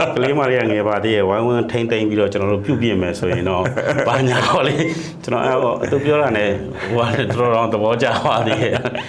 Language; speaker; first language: Burmese; native; Burmese